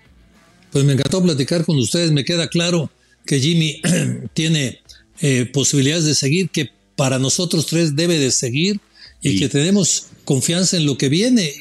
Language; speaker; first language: Spanish; native; Spanish